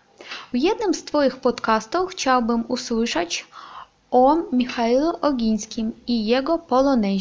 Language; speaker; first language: Polish; non-native, learner; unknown